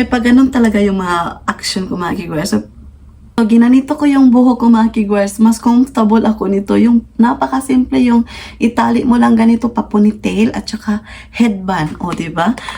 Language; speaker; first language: Filipino; non-native, local second language; Cebuano